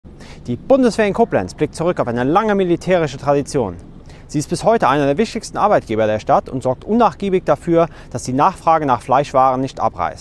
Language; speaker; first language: German; native; German